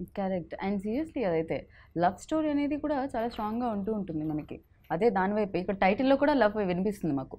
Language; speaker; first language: Telugu; native; Telugu